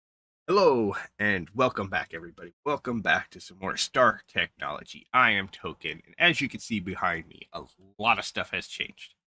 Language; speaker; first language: English; native; English